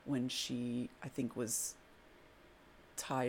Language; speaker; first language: English; early bilingual, other home language; French